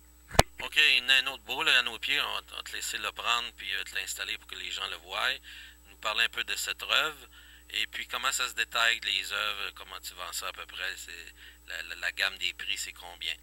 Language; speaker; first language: French; non-native, fluent; Portuguese